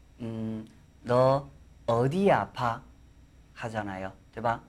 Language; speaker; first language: Korean; non-native, fluent; Chinese